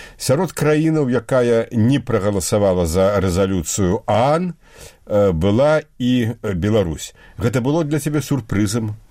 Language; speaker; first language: Belarusian; native; Belarusian